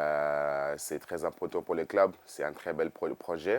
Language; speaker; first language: French; non-native, fluent; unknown